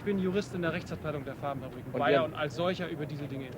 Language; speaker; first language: German; native; German